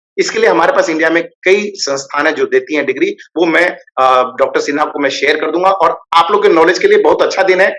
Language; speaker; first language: Hindi; native; Hindi